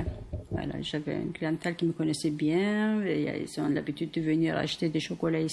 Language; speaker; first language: French; non-native, fluent; Turkish